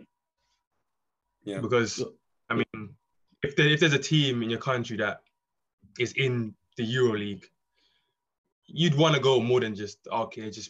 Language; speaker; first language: English; native; English